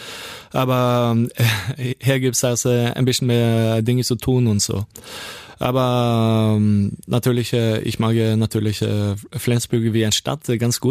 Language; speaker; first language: German; non-native, learner; Norwegian